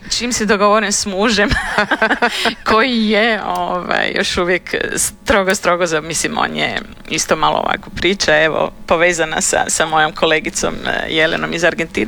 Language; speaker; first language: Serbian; early bilingual, heritage; Serbian